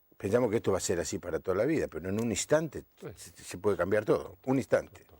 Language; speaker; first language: Spanish; native; Spanish